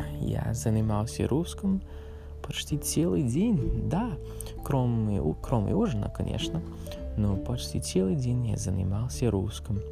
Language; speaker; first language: Russian; non-native, learner; English